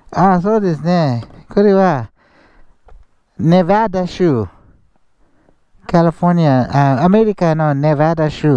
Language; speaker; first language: Japanese; non-native, learner; English